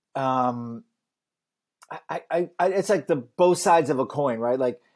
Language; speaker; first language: English; native; English